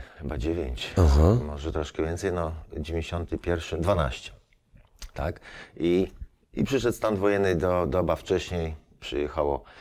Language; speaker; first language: Polish; native; Polish